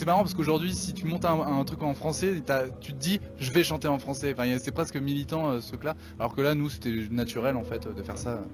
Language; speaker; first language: French; native; French